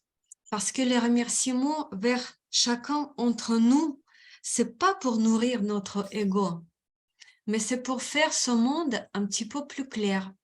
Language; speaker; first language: French; non-native, fluent; Russian